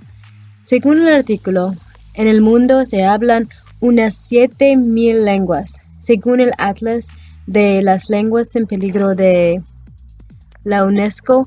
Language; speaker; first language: Spanish; non-native, learner; English